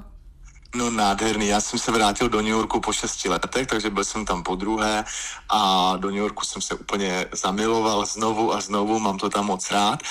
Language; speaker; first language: Czech; native; Czech